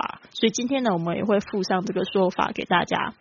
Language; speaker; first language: Chinese; native; Chinese